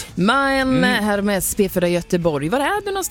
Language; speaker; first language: Swedish; native; Swedish